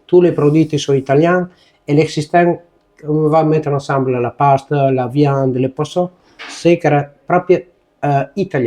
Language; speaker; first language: French; non-native, learner; Italian